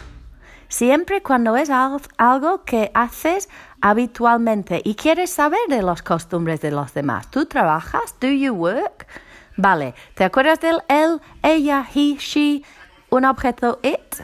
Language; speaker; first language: Spanish; non-native, fluent; English